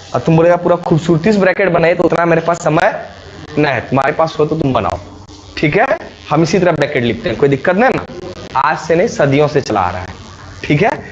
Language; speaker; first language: Hindi; native; Hindi